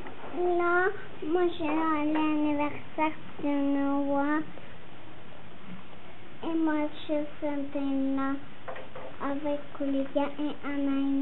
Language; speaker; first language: French; non-native, learner; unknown